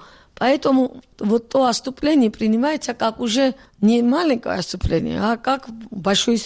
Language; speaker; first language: Russian; non-native, local second language; Georgian